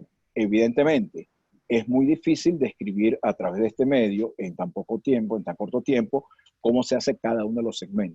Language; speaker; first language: Spanish; native; Spanish